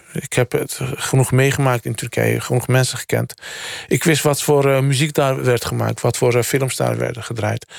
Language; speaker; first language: Dutch; early bilingual, other home language; Turkish